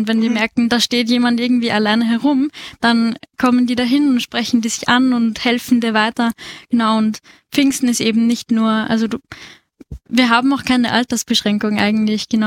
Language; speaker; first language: German; native; German